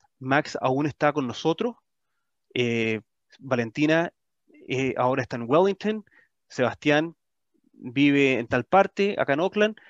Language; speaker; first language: Spanish; early bilingual, heritage; Spanish